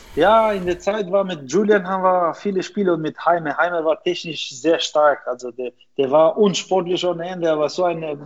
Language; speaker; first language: German; non-native, fluent; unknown